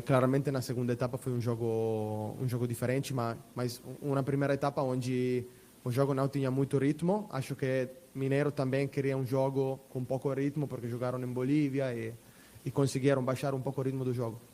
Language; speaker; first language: Portuguese; non-native, fluent; Italian